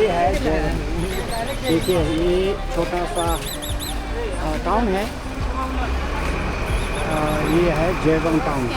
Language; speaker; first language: Hindi; non-native, fluent; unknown